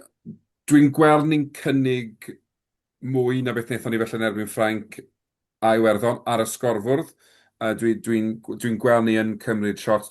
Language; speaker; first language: Welsh; native; Welsh